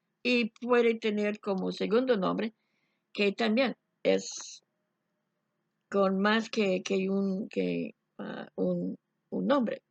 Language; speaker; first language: Spanish; non-native, fluent; English